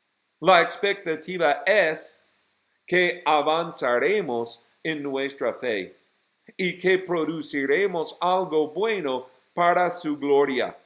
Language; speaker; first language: Spanish; non-native, fluent; English